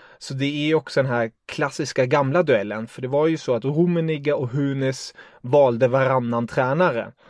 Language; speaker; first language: Swedish; non-native, fluent; German